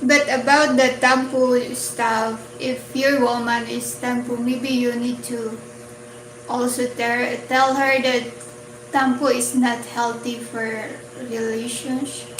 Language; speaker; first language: English; non-native, local second language; Filipino